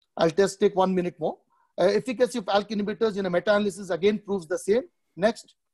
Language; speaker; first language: English; non-native, local second language; Odia